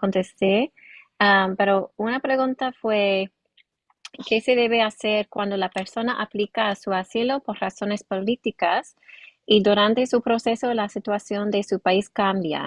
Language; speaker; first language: Spanish; non-native, learner; English